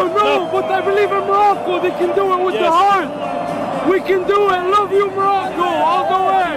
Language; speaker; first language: English; non-native, learner; Arabic